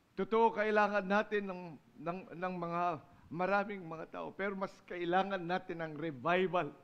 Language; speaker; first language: Filipino; non-native, local second language; Iloko